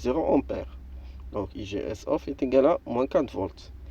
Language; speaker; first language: French; non-native, local second language; Arabic